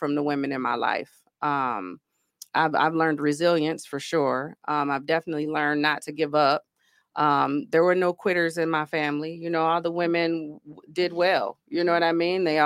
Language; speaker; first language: English; native; English